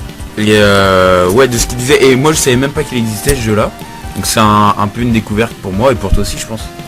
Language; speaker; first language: French; native; French